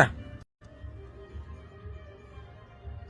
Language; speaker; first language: Russian; non-native, local second language; Turkmen